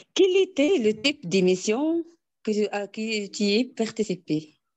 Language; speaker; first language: French; non-native, learner; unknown